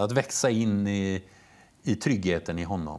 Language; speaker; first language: Swedish; native; Swedish